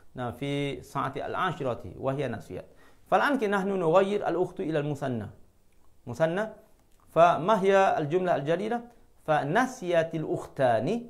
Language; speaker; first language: Arabic; non-native, fluent; Malay